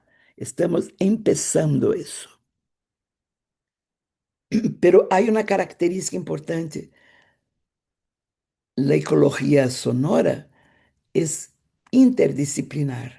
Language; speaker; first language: Spanish; non-native, fluent; Portuguese